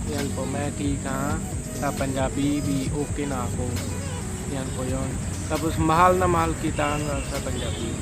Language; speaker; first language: Filipino; non-native, learner; Punjabi